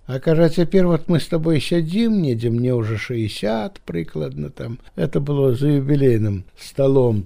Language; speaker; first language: Belarusian; native; Belarusian